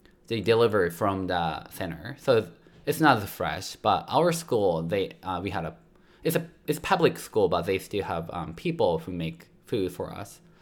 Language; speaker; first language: English; non-native, fluent; Japanese